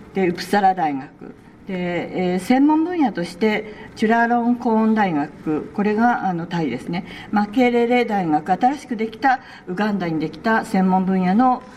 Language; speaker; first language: Japanese; native; Japanese